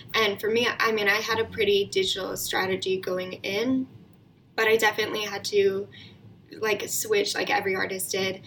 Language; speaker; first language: English; native; English